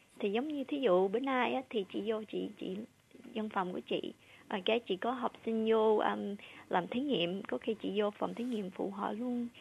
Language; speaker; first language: Vietnamese; early bilingual, heritage; Vietnamese